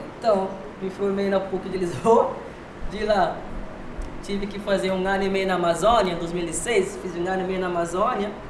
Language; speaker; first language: Portuguese; non-native, local second language; Kabuverdianu